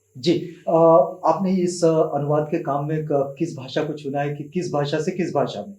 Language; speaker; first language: Hindi; native; Hindi